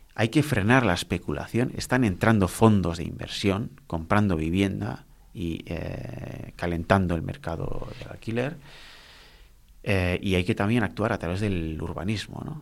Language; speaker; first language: Spanish; non-native, local second language; Basque